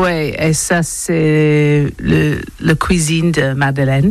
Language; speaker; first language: French; non-native, learner; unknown